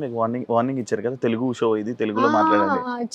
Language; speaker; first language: Telugu; native; Telugu